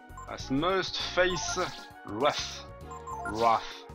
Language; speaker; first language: English; non-native, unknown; French